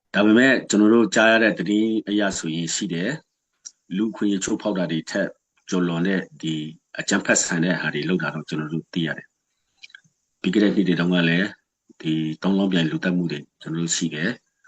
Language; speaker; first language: Burmese; non-native, local second language; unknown